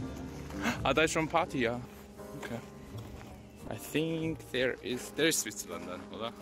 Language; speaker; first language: English; non-native, learner; Korean